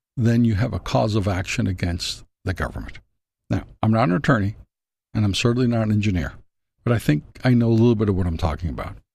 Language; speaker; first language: English; non-native, fluent; Spanish